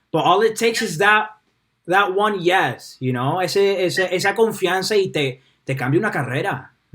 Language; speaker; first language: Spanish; early bilingual, heritage; Spanish